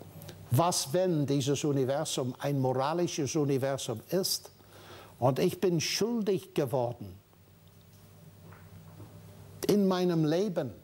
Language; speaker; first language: German; non-native, fluent; English